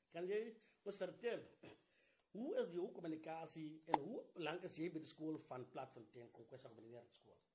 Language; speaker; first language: Afrikaans; non-native, local second language; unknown